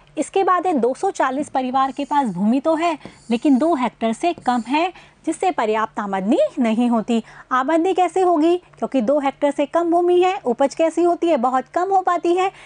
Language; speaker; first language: Hindi; native; Hindi